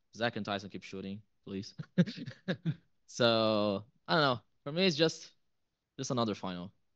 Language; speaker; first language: English; non-native, fluent; Portuguese